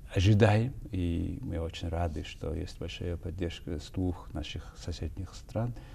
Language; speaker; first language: Russian; non-native, fluent; Mongolian